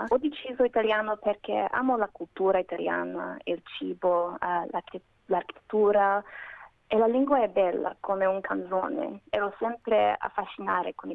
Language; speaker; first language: Italian; non-native, learner; Macedonian